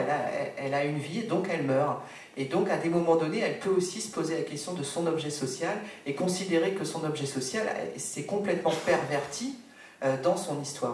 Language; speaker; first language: French; native; French